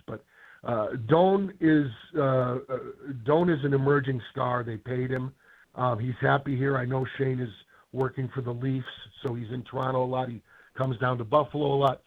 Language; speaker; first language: English; native; English